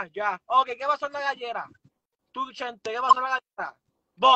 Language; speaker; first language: Spanish; native; Spanish